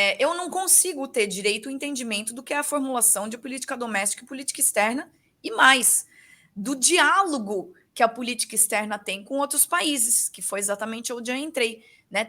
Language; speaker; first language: Portuguese; native; Portuguese